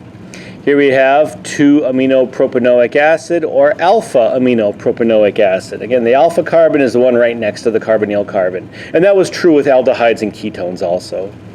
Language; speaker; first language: English; native; English